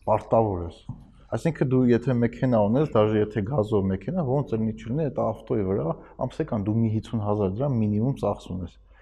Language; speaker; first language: Armenian; native; Armenian